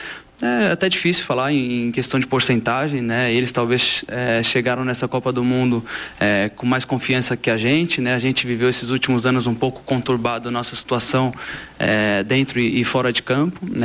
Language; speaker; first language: Portuguese; native; Portuguese